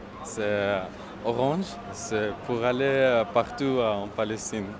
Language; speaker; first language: French; non-native, fluent; Arabic